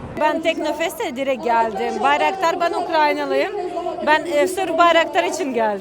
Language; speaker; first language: Turkish; non-native, learner; Ukrainian